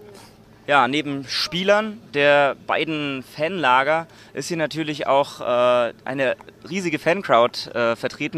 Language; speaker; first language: German; native; German